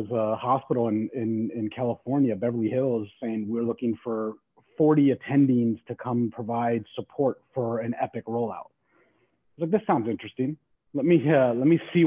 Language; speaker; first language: English; native; English